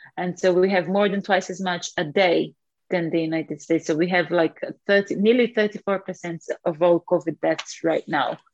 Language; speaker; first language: English; non-native, fluent; Portuguese